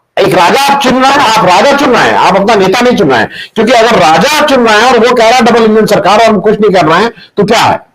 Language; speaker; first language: Hindi; native; Hindi